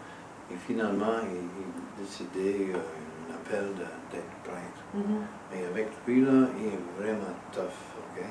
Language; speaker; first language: French; non-native, learner; English